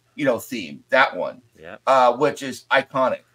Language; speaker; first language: English; native; English